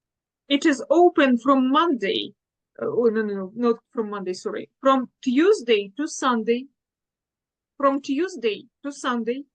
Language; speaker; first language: English; non-native, fluent; Russian